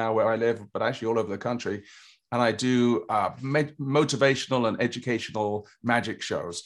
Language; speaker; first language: English; native; English